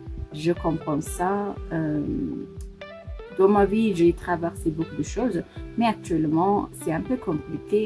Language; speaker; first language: French; non-native, fluent; Amharic